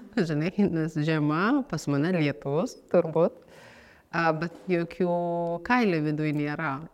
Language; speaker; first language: Lithuanian; non-native, fluent; Amharic